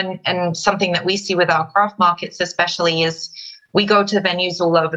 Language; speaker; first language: English; native; English